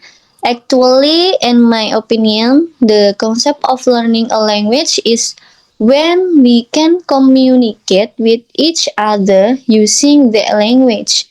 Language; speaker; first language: English; non-native, learner; Indonesian